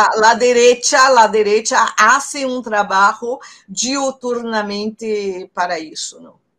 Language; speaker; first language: Spanish; non-native, fluent; Portuguese